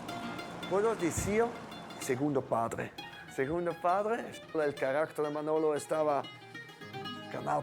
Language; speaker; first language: Spanish; non-native, fluent; German